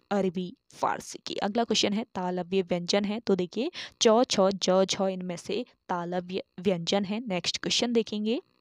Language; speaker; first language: Hindi; native; Hindi